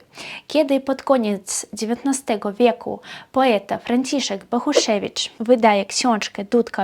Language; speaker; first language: Polish; non-native, fluent; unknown